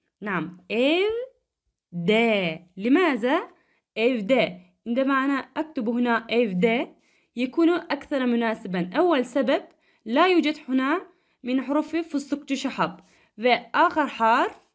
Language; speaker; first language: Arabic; non-native, fluent; Turkish